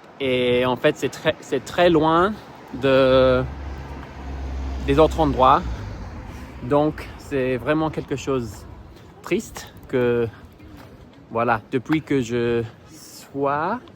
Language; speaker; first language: French; non-native, fluent; English